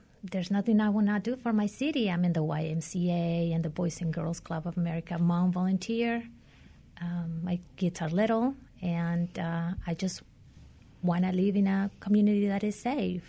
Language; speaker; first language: English; non-native, fluent; Spanish